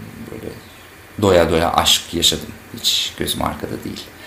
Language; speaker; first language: Turkish; native; Turkish